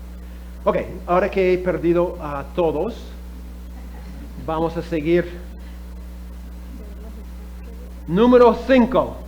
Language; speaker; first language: Spanish; non-native, fluent; English